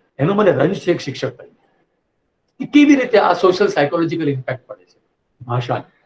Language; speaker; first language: Gujarati; native; Gujarati